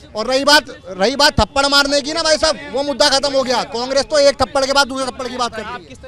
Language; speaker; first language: Hindi; native; Hindi